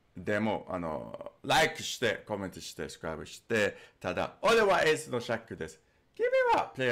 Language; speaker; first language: Japanese; non-native, learner; English